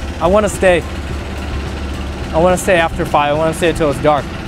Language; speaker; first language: English; early bilingual, other home language; Vietnamese